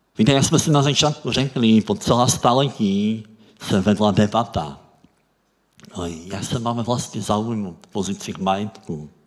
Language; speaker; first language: Czech; native; Czech